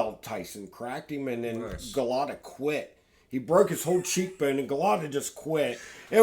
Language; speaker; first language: English; native; English